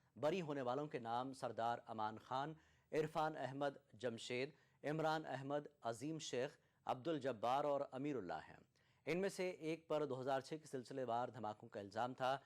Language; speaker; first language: Urdu; native; Urdu